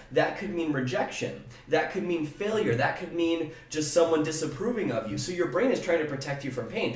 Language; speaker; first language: English; native; English